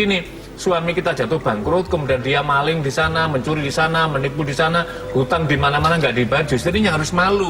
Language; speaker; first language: Indonesian; native; Indonesian